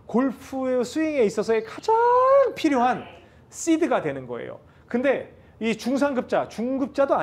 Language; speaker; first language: Korean; native; Korean